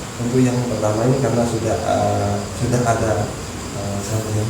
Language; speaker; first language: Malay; non-native, local second language; Javanese